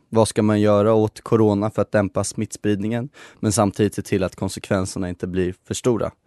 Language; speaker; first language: Swedish; native; Swedish